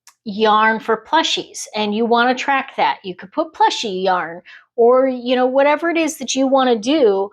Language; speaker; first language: English; native; English